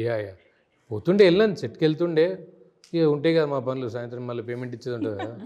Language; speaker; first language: Telugu; native; Telugu